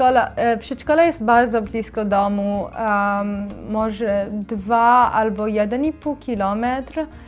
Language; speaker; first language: Polish; non-native, learner; Arabic